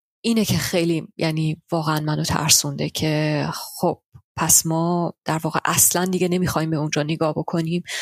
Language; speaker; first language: Persian; early bilingual, heritage; Persian